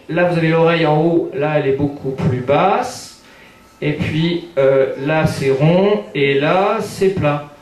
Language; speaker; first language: French; native; French